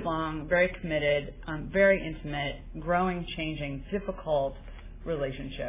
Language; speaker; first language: English; native; English